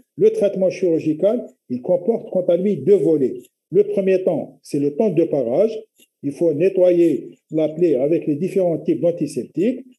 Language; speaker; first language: French; non-native, local second language; Arabic